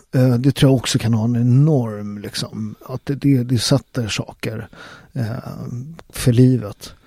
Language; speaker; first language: Swedish; native; Swedish